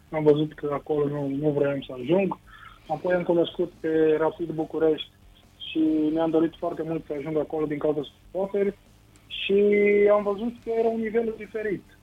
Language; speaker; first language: Romanian; non-native, fluent; Portuguese